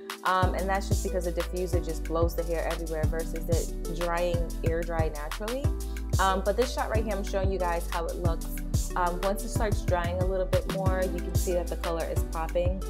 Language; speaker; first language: English; native; English